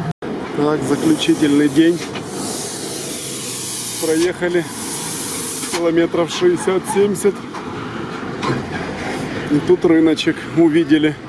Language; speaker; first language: Russian; native; Russian